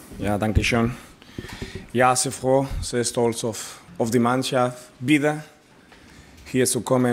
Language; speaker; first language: German; non-native, learner; Spanish